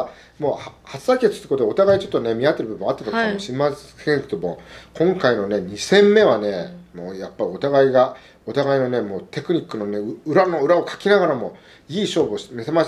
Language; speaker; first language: Japanese; native; Japanese